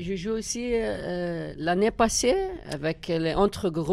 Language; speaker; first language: French; non-native, learner; Arabic